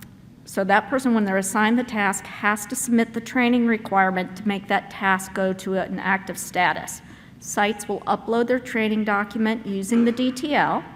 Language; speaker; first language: English; native; English